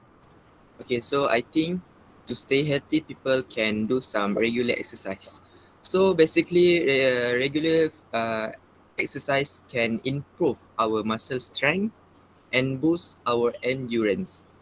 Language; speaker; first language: English; non-native, local second language; Malay